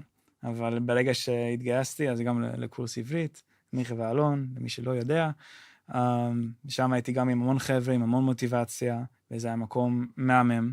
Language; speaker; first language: Hebrew; non-native, fluent; Dutch